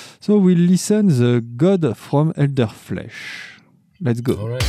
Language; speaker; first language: English; non-native, learner; French